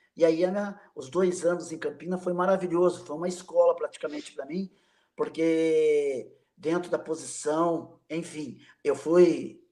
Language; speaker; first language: Portuguese; native; Portuguese